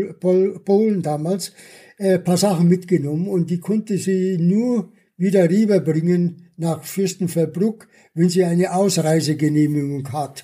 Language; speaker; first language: German; early bilingual, other home language; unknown